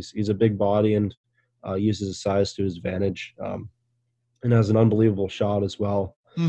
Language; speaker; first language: English; native; English